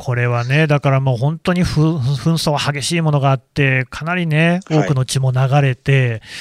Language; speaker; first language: Japanese; native; Japanese